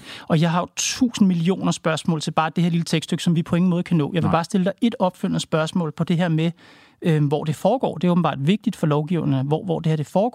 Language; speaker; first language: Danish; native; Danish